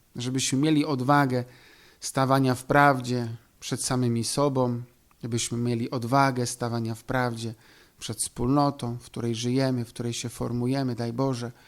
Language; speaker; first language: Polish; native; Polish